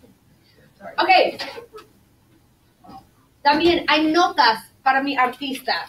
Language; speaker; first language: Spanish; non-native, fluent; English